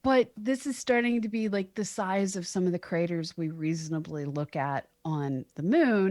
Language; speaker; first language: English; native; English